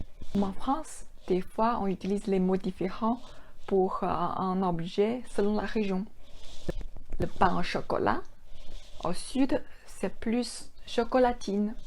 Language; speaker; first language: French; non-native, fluent; Chinese